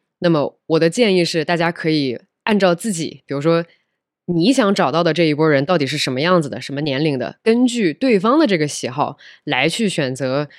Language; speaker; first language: Chinese; native; Chinese